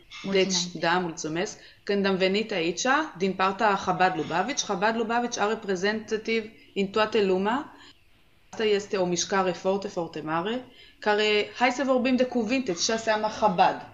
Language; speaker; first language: Romanian; non-native, learner; Hebrew